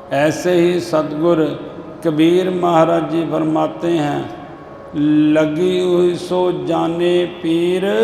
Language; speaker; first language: Hindi; non-native, local second language; Punjabi